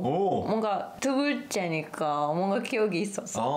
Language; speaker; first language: Korean; non-native, learner; Japanese